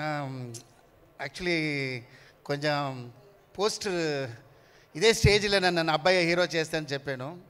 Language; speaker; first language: Telugu; non-native, fluent; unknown